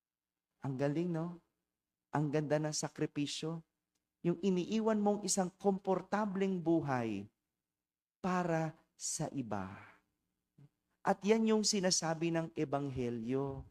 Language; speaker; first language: Filipino; native; Filipino